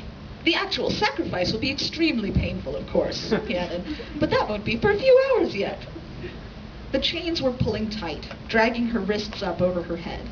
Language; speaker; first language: English; native; English